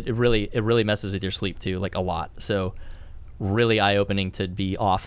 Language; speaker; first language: English; native; English